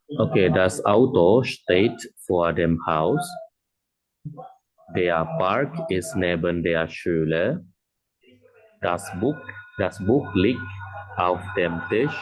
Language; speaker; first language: German; non-native, learner; Indonesian